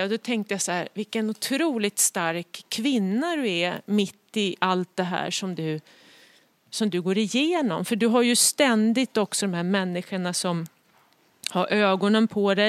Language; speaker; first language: Swedish; native; Swedish